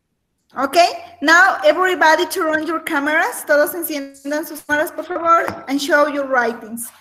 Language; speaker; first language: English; non-native, learner; Spanish